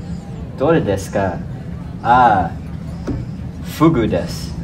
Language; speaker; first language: Japanese; non-native, learner; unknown